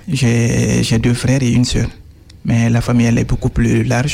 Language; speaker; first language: French; non-native, fluent; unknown